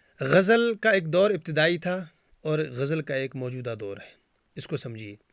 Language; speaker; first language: Urdu; native; Urdu